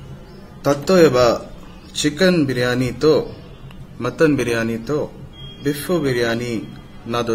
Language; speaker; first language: Japanese; non-native, learner; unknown